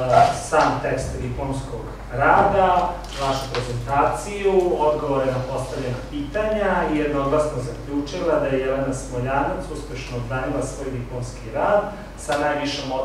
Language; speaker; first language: Serbian; native; Serbian